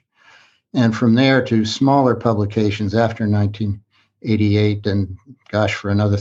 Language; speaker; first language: English; native; English